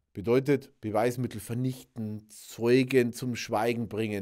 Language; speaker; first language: German; native; German